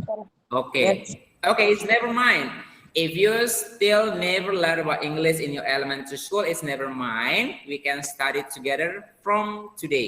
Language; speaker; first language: English; non-native, learner; Indonesian